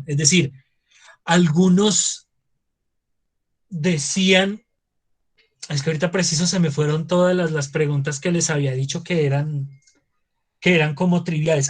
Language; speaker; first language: Spanish; native; Spanish